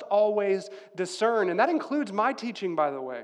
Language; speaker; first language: English; native; English